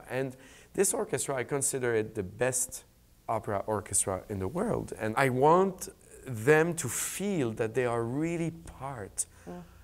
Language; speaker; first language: English; native; English